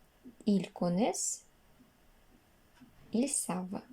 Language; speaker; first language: French; non-native, fluent; Russian